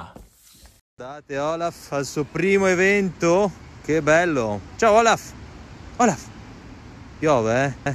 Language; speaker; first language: Italian; native; Italian